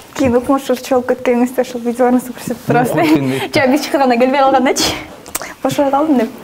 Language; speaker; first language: Kyrgyz; native; Kyrgyz